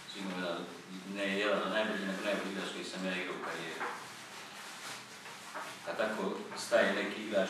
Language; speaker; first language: Croatian; native; Croatian